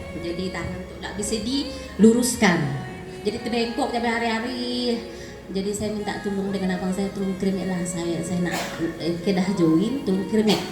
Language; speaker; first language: Indonesian; native; Indonesian